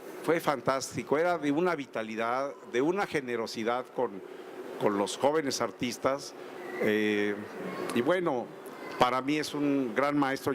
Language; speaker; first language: Spanish; native; Spanish